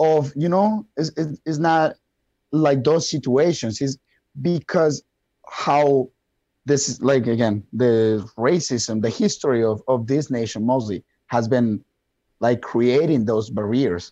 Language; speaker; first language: English; non-native, fluent; Spanish